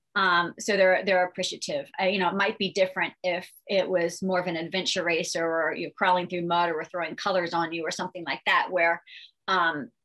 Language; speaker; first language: English; native; English